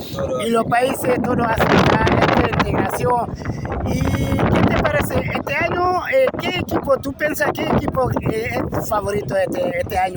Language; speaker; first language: Spanish; non-native, learner; French